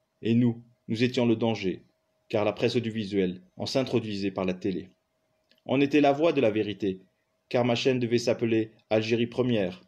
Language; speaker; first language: French; non-native, local second language; Kabyle